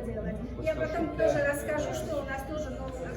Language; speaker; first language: Russian; non-native, local second language; Azerbaijani